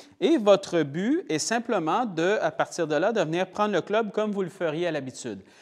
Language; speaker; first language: French; native; French